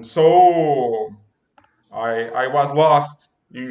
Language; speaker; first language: English; non-native, learner; Portuguese